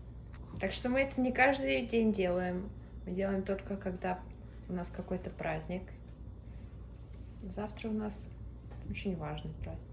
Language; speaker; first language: Russian; early bilingual, heritage; Russian